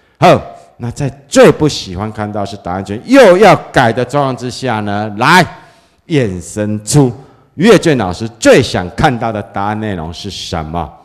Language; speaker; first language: Chinese; native; Chinese